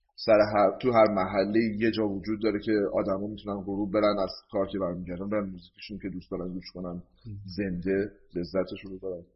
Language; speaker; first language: Persian; native; Persian